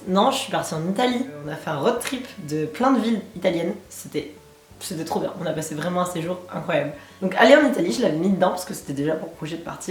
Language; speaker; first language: French; native; French